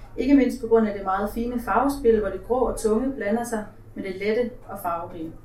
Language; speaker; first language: Danish; native; Danish